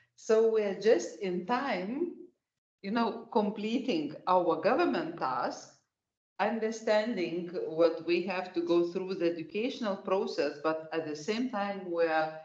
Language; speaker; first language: English; non-native, fluent; Lithuanian